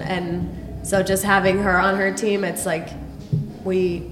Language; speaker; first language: English; native; English